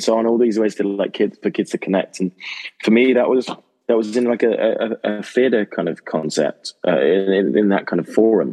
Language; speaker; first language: English; native; English